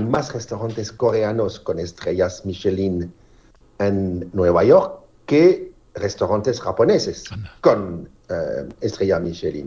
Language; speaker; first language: Spanish; non-native, fluent; French